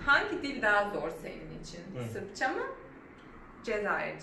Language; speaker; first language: Turkish; non-native, learner; Serbian